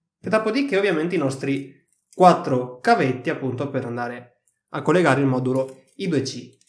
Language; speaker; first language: Italian; native; Italian